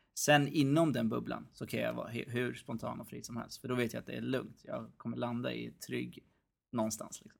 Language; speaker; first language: Swedish; early bilingual, other home language; Arabic